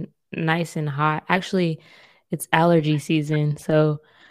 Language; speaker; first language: English; native; English